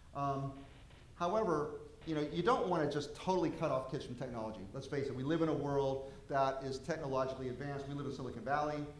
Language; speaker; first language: English; native; English